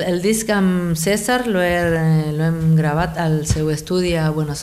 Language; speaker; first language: Catalan; non-native, fluent; Spanish